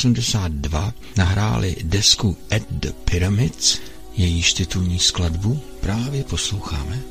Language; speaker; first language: Czech; native; Czech